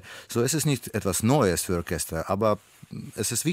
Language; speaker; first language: German; non-native, learner; Russian